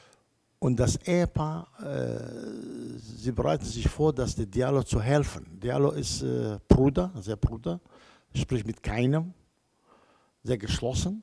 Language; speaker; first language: German; non-native, learner; Kurdish